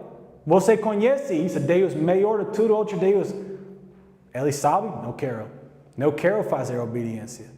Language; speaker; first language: Portuguese; non-native, learner; English